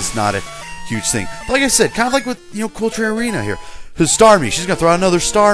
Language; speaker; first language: English; native; English